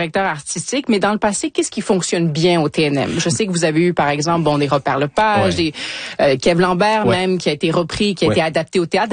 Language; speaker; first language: French; native; French